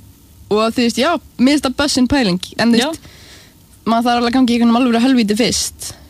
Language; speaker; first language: Icelandic; native; Icelandic